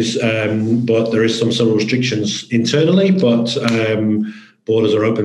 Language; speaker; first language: English; native; English